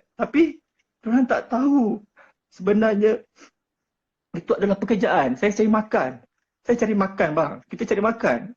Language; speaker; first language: Malay; native; Malay